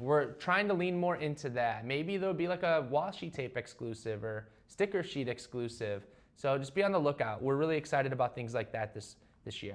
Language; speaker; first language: English; native; English